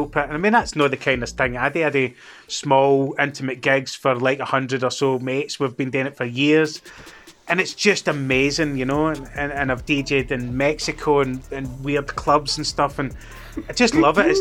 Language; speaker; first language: English; native; English